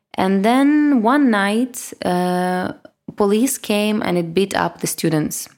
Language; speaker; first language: English; non-native, fluent; Russian